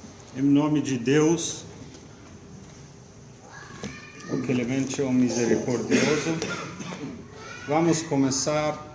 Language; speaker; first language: Portuguese; non-native, fluent; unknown